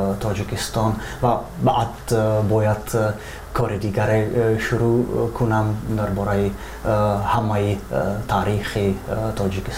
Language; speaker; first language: Persian; non-native, fluent; Czech